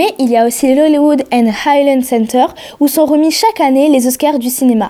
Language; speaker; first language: French; native; French